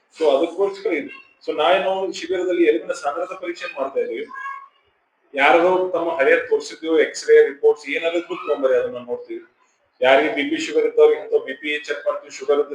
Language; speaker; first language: Kannada; native; Kannada